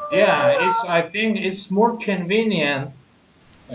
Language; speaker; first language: English; non-native, learner; Persian